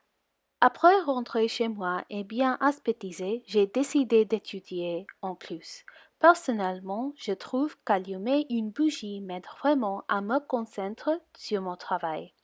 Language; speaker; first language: French; non-native, learner; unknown